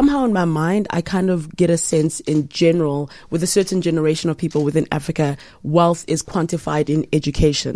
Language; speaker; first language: English; non-native, local second language; Ganda